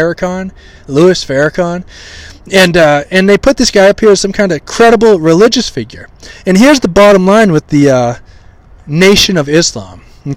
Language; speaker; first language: English; native; English